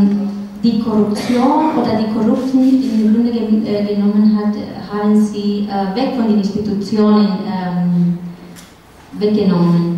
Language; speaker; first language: German; non-native, fluent; Spanish